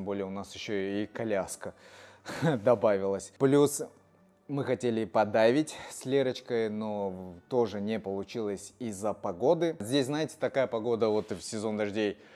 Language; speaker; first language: Russian; native; Russian